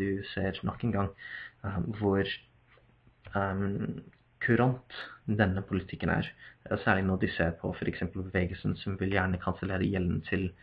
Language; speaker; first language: Norwegian; non-native, fluent; English